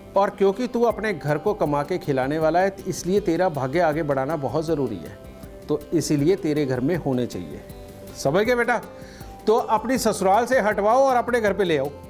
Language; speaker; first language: Hindi; native; Hindi